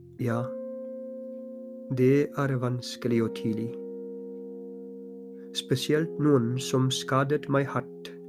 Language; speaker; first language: Norwegian; non-native, fluent; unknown